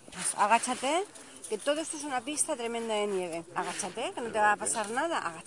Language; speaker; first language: Spanish; native; Spanish